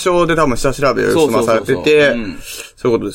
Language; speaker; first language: Japanese; native; Japanese